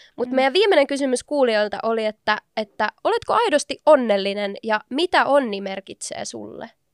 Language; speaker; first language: Finnish; native; Finnish